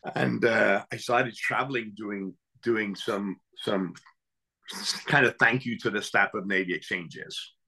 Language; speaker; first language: English; native; English